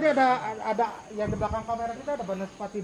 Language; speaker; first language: Indonesian; native; Indonesian